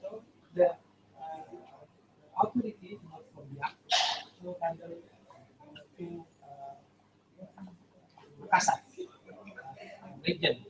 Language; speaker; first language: English; non-native, learner; Indonesian